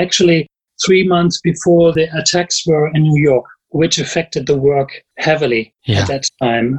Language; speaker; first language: English; non-native, fluent; German